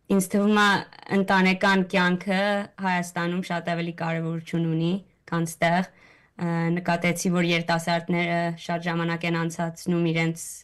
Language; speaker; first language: Armenian; early bilingual, heritage; Armenian